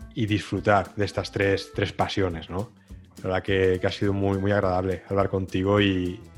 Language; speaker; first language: Spanish; native; Spanish